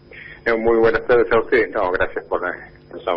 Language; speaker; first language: Spanish; native; Spanish